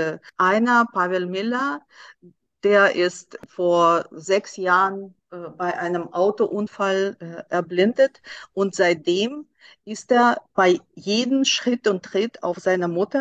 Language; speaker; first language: German; non-native, fluent; Russian